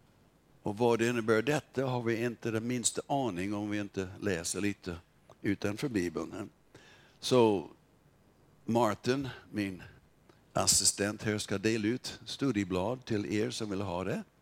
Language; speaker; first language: Swedish; non-native, fluent; English